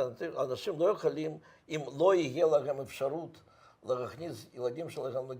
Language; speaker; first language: Hebrew; non-native, fluent; Russian